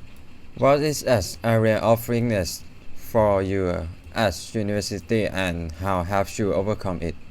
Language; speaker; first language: English; non-native, learner; Thai